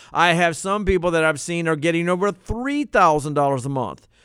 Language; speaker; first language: English; native; English